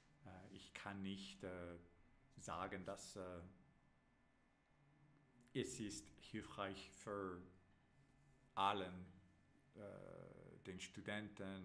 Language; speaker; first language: German; non-native, learner; English